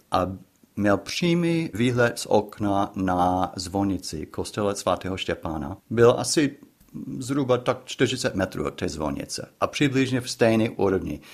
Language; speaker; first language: Czech; non-native, fluent; English